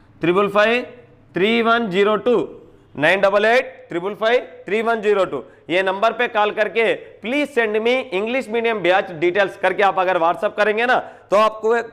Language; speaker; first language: Hindi; non-native, local second language; Telugu